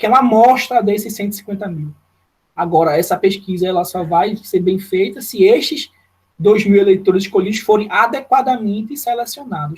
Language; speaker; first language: Portuguese; native; Portuguese